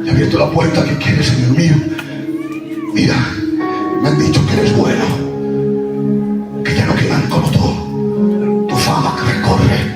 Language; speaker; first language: Spanish; native; Spanish